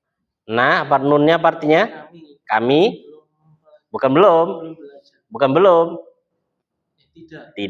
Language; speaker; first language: Indonesian; native; Indonesian